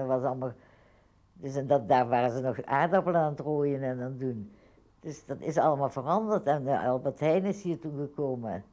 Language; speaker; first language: Dutch; native; Dutch